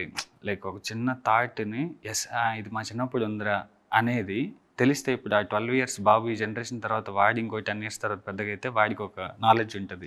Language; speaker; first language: Telugu; native; Telugu